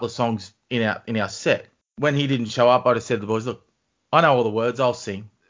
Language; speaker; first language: English; native; English